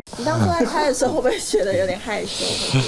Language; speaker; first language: Chinese; native; Chinese